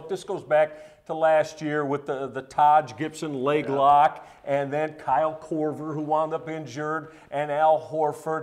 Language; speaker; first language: English; native; English